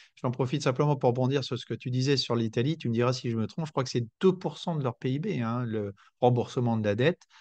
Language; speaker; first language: French; native; French